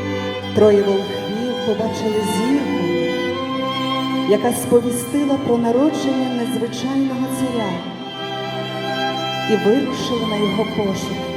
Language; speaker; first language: Ukrainian; native; Ukrainian